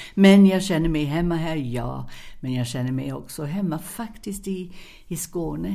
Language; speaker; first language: Swedish; non-native, fluent; English